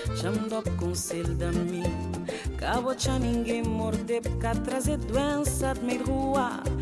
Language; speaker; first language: Portuguese; non-native, local second language; Kabuverdianu